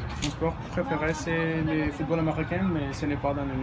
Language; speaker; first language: French; non-native, learner; Spanish